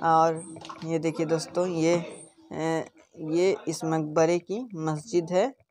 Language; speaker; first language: Hindi; native; Hindi